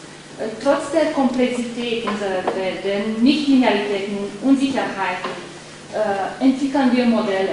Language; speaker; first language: German; non-native, fluent; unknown